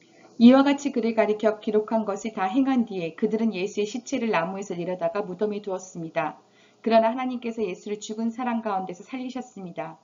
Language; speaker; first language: Korean; native; Korean